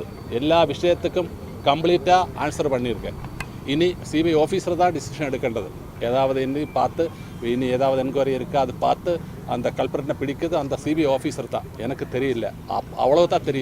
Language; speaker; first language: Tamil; non-native, learner; Malayalam